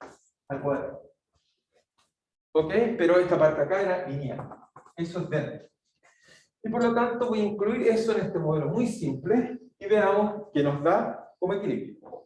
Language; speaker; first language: Spanish; native; Spanish